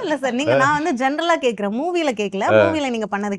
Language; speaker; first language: Tamil; native; Tamil